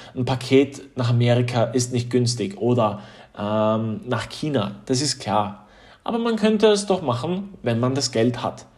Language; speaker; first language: German; early bilingual, other home language; Polish